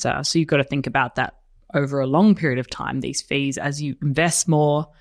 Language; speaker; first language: English; native; English